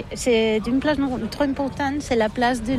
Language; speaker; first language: French; non-native, learner; Catalan